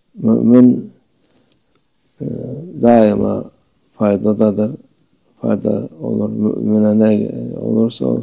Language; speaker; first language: Turkish; native; Turkish